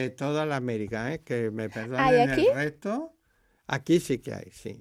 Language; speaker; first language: Spanish; native; Spanish